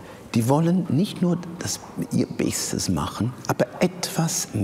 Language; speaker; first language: German; non-native, fluent; English